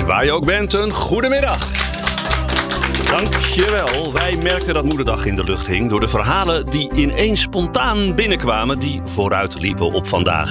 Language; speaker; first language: Dutch; native; Dutch